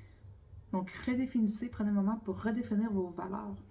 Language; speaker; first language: French; native; French